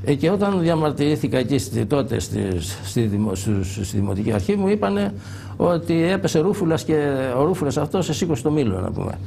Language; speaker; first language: Greek; native; Greek